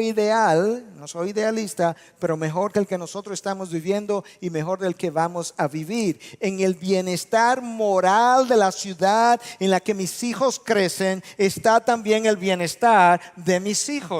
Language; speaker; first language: Spanish; native; Spanish